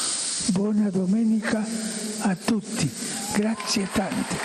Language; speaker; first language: Italian; non-native, fluent; Spanish